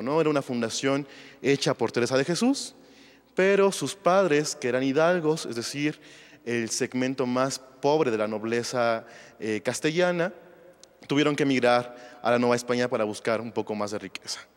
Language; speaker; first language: Spanish; native; Spanish